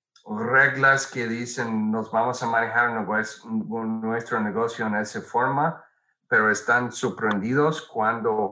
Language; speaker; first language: Spanish; non-native, fluent; English